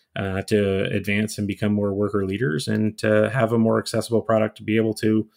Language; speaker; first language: English; native; English